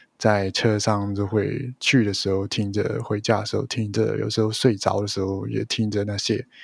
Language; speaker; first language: Chinese; non-native, local second language; Cantonese